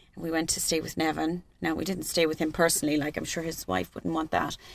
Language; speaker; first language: English; native; English